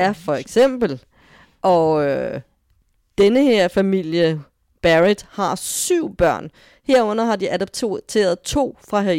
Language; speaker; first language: Danish; native; Danish